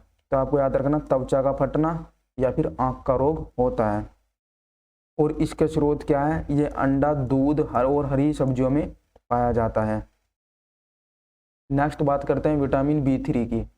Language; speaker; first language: Hindi; native; Hindi